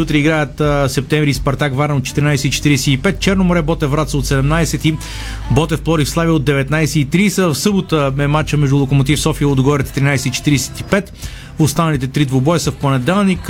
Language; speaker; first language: Bulgarian; native; Bulgarian